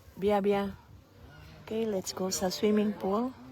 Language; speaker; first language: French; non-native, learner; Filipino